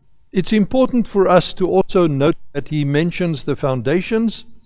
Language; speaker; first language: English; non-native, local second language; Afrikaans